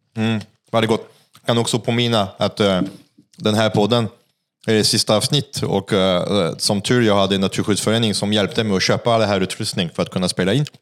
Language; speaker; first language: Swedish; non-native, fluent; French